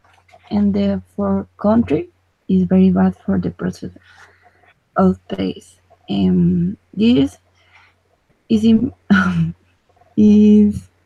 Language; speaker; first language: English; non-native, learner; Spanish